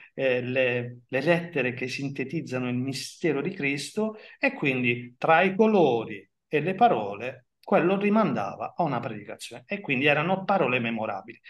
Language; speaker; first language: Italian; native; Italian